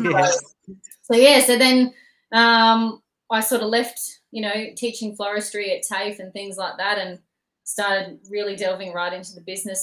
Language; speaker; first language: English; native; English